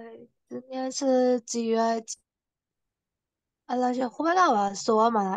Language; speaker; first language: Chinese; non-native, learner; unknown